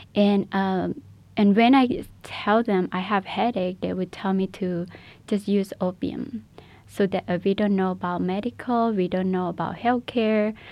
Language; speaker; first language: English; non-native, fluent; Burmese